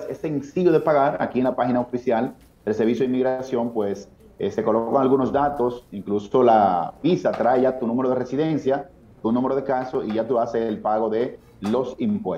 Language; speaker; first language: Spanish; native; Spanish